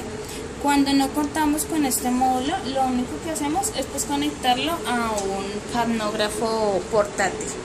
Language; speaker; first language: Spanish; native; Spanish